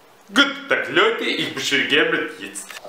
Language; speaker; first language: German; non-native, learner; Russian